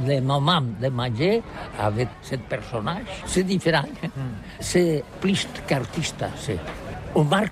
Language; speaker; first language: French; non-native, learner; Catalan